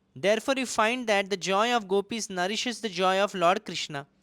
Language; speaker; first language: English; non-native, local second language; Hindi